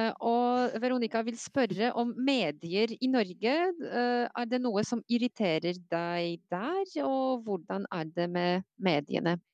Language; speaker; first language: Norwegian; non-native, fluent; Polish